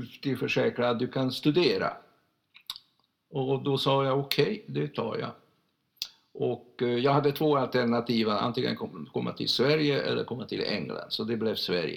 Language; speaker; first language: Swedish; non-native, fluent; Hungarian